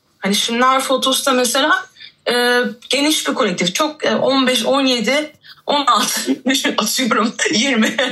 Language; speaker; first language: Turkish; early bilingual, heritage; Turkish